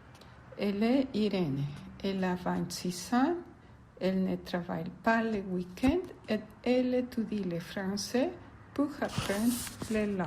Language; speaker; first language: French; non-native, learner; Spanish